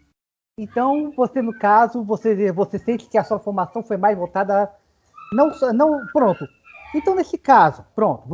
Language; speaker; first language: Portuguese; native; Portuguese